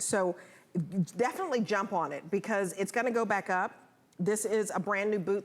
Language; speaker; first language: English; native; English